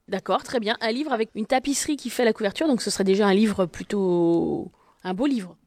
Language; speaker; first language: French; native; French